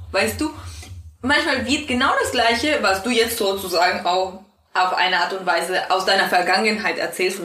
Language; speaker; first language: German; non-native, fluent; Spanish